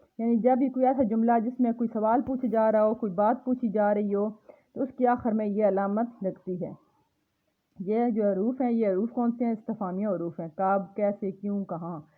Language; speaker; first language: Urdu; non-native, local second language; Punjabi